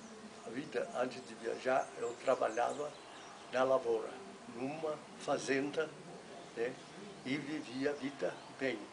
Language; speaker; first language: Portuguese; non-native, fluent; Italian